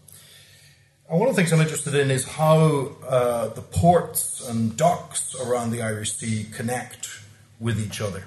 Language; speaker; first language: English; native; English